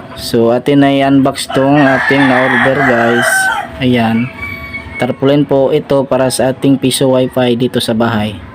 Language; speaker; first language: Filipino; non-native, local second language; Cebuano